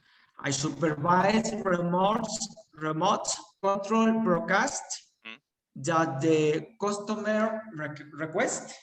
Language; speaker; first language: English; non-native, learner; Spanish